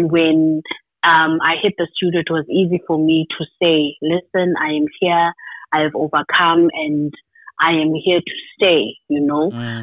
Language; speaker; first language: English; non-native, local second language; Xhosa